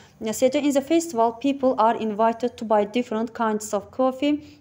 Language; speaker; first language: English; non-native, fluent; Azerbaijani